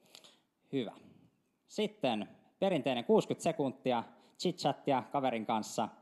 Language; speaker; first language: Finnish; native; Finnish